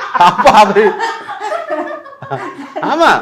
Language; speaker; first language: Tamil; non-native, learner; Malayalam